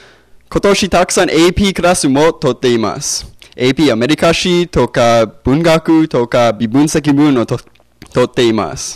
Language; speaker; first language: Japanese; non-native, learner; English